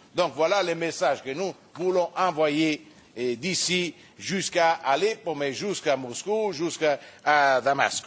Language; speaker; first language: French; non-native, fluent; Italian